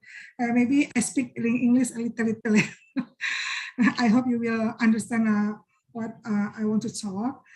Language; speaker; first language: English; non-native, learner; Indonesian